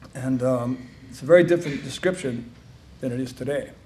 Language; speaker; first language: English; native; English